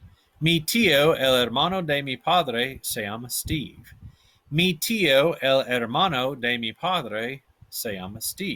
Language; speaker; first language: Spanish; non-native, fluent; English